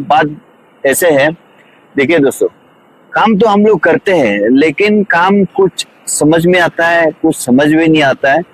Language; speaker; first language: Hindi; non-native, local second language; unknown